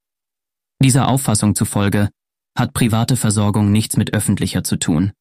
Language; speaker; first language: German; native; German